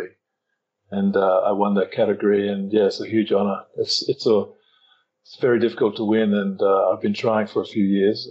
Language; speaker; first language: English; native; English